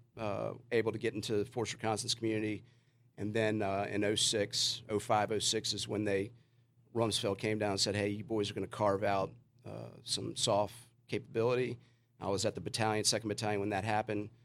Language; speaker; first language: English; native; English